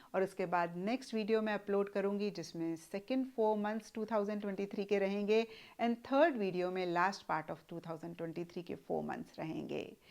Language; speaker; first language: Hindi; native; Hindi